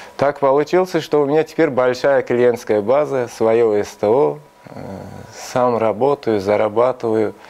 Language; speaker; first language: Russian; non-native, local second language; Tajik